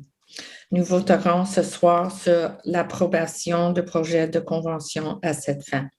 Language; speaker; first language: French; non-native, local second language; English